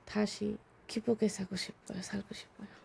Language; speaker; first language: Korean; non-native, learner; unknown